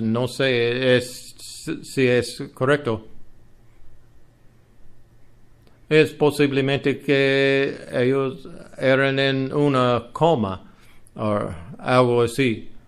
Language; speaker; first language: Spanish; non-native, learner; English